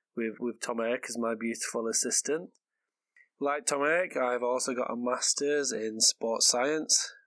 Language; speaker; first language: English; native; English